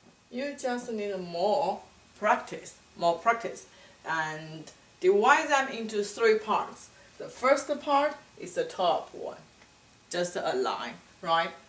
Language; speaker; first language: English; non-native, fluent; Chinese